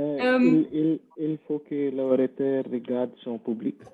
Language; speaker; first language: French; non-native, learner; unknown